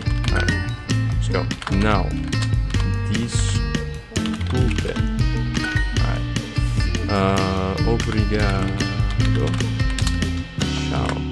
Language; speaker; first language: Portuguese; non-native, learner; English